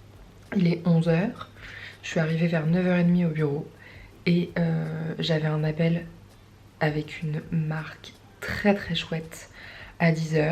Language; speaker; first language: French; native; French